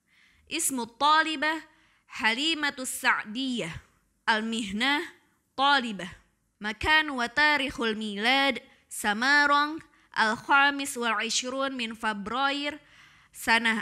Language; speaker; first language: Arabic; non-native, learner; Indonesian